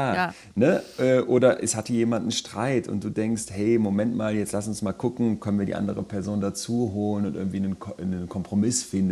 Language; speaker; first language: German; native; German